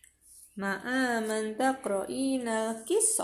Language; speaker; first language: Arabic; non-native, learner; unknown